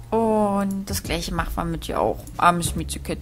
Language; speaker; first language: German; native; German